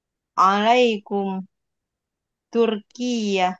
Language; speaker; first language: Arabic; non-native, learner; Indonesian